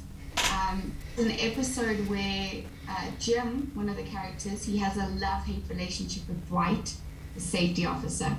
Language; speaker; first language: English; native; English